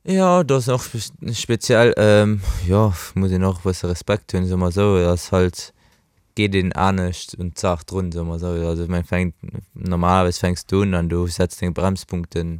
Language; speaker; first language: Luxembourgish; early bilingual, other home language; Portuguese